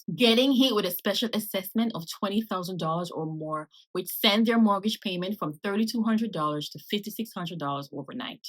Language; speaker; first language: English; native; English